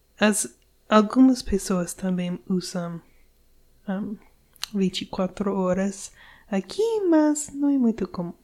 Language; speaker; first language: Portuguese; non-native, learner; English